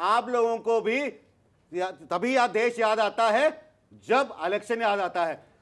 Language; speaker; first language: Hindi; native; Hindi